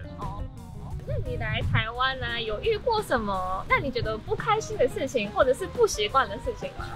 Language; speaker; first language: Chinese; non-native, fluent; Japanese